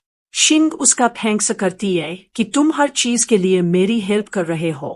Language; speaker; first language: Hindi; native; Hindi